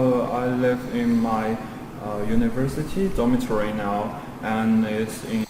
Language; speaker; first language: English; non-native, learner; Chinese